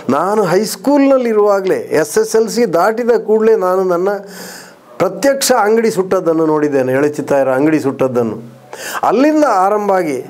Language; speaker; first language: Kannada; native; Kannada